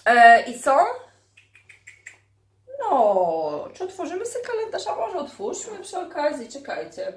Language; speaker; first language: Polish; native; Polish